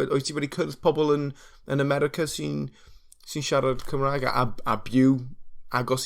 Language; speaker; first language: Welsh; non-native, fluent; English